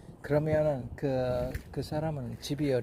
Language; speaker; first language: Korean; non-native, learner; Javanese